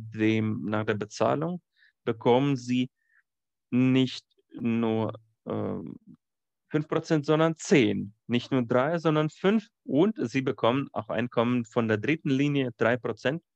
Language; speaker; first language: German; non-native, fluent; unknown